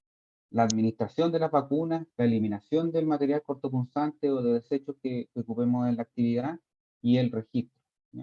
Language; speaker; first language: Spanish; native; Spanish